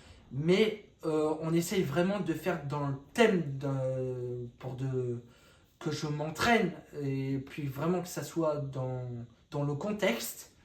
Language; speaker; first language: French; native; French